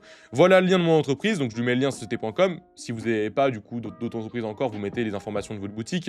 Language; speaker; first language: French; native; French